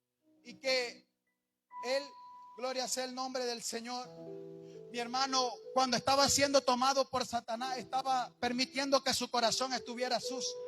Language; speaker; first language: Spanish; native; Spanish